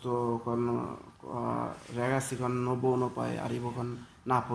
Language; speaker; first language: Italian; non-native, learner; Bangla